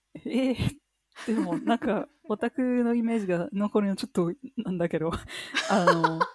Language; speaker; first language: Japanese; non-native, fluent; French